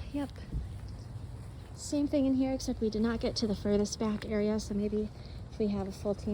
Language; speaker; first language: English; native; English